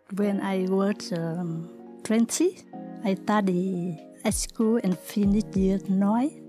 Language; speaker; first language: English; non-native, learner; Vietnamese